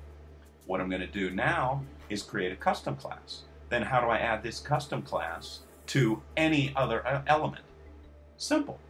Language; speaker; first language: English; native; English